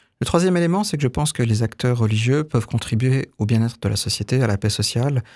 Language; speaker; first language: French; native; French